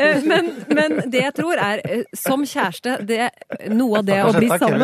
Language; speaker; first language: Norwegian; native; Norwegian